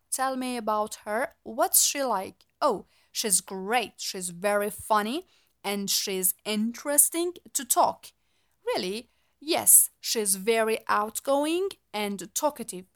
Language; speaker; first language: English; non-native, fluent; Persian